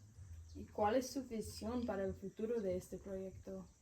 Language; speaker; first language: Spanish; non-native, fluent; English